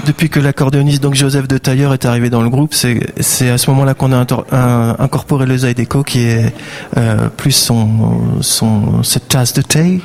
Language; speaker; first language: French; native; French